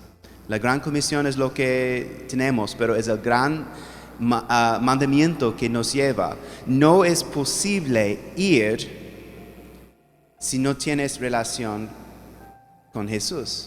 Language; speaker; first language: Spanish; non-native, fluent; English